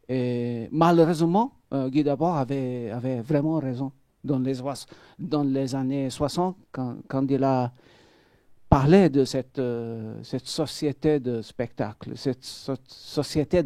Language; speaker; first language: French; non-native, fluent; Maltese